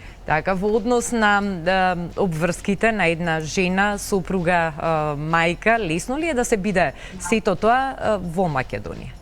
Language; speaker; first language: Macedonian; native; Macedonian